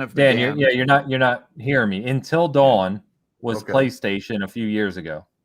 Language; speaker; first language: English; native; English